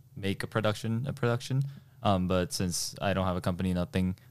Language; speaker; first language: English; early bilingual, other home language; Korean